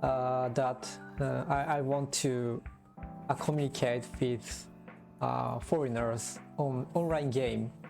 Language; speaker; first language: English; non-native, learner; Japanese